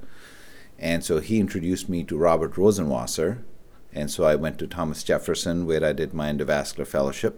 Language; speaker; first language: English; non-native, local second language; Urdu